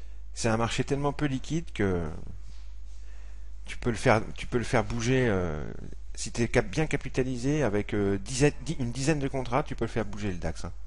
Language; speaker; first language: French; native; French